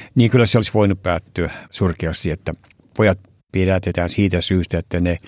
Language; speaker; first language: Finnish; early bilingual, heritage; Finnish